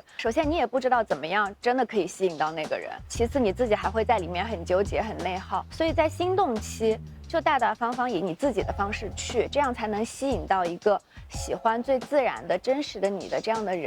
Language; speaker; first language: Chinese; native; Chinese